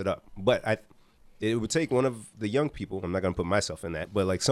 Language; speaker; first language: English; native; English